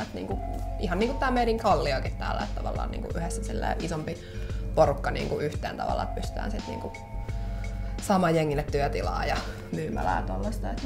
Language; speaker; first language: Finnish; native; Finnish